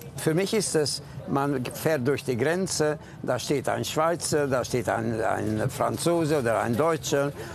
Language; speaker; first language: German; early bilingual, other home language; Hungarian